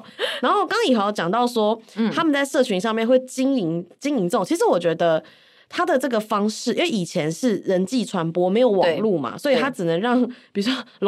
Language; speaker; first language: Chinese; native; Chinese